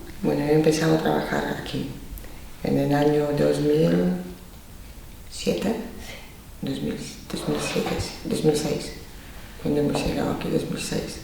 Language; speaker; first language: Spanish; non-native, fluent; Polish